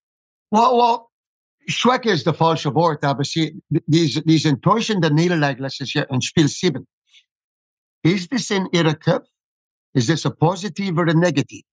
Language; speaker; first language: German; non-native, fluent; English